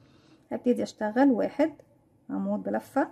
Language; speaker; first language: Arabic; native; Arabic